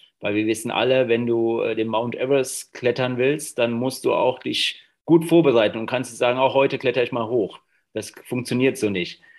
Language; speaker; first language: German; native; German